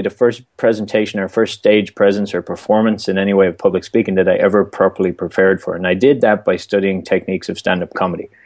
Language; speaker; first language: English; native; English